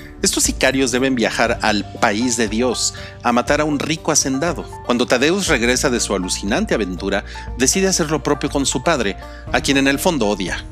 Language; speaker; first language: Spanish; native; Spanish